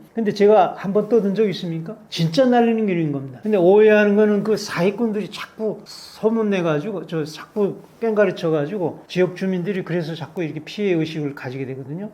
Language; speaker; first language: Korean; native; Korean